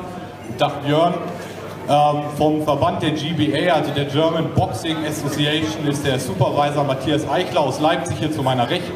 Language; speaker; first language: German; native; German